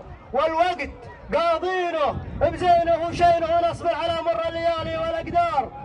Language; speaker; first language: Arabic; native; Arabic